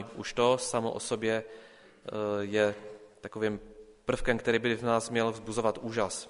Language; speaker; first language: Czech; non-native, local second language; Polish